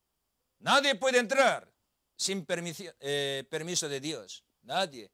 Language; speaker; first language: Spanish; non-native, learner; Korean